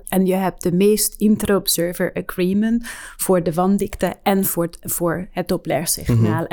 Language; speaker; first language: Dutch; non-native, fluent; Hungarian